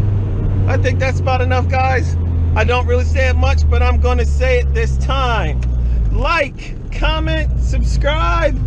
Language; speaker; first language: English; native; English